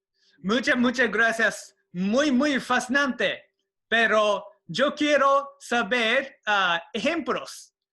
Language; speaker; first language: Spanish; non-native, fluent; Japanese